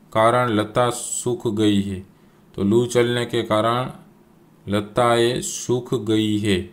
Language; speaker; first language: Hindi; non-native, local second language; Gujarati